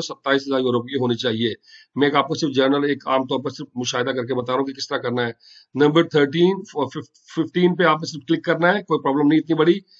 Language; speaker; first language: Hindi; non-native, local second language; Punjabi